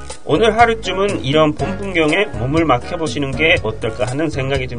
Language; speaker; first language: Korean; non-native, fluent; Japanese